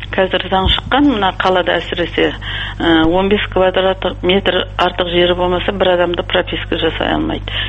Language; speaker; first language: Kazakh; early bilingual, heritage; Kazakh